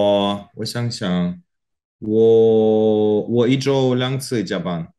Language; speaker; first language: Chinese; non-native, learner; Korean